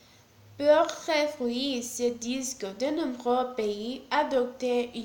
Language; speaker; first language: French; non-native, learner; Spanish